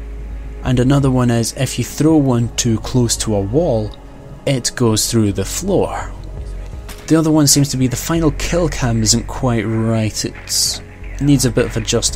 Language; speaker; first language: English; native; English